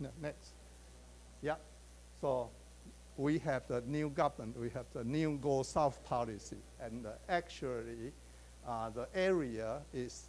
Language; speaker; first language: English; non-native, fluent; Chinese